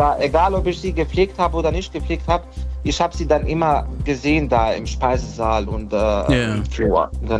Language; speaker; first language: German; non-native, fluent; Bosnian